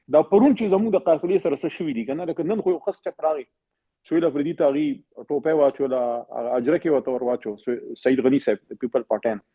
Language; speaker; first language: Pashto; native; Pashto